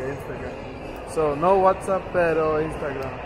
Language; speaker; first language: Spanish; non-native, learner; English